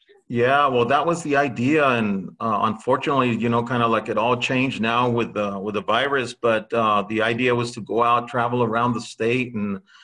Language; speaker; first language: English; early bilingual, other home language; Spanish